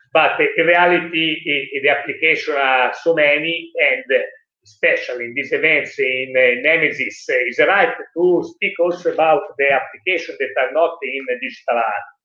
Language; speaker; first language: English; non-native, learner; Italian